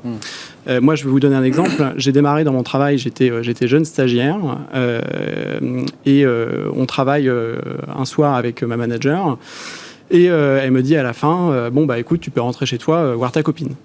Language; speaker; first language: French; native; French